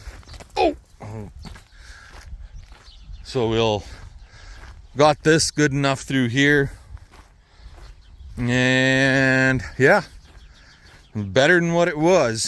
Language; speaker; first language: English; native; English